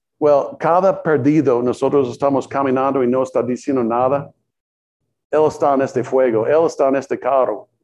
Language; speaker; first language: Spanish; non-native, learner; English